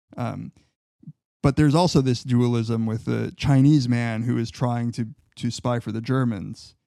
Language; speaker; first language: English; native; English